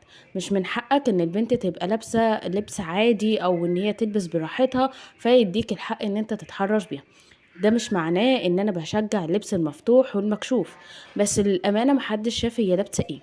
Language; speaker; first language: Arabic; native; Arabic